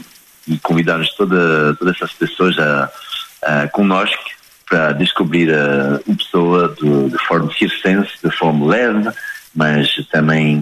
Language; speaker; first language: Portuguese; non-native, fluent; French